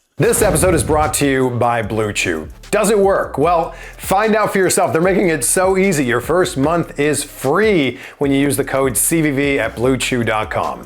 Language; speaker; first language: English; native; English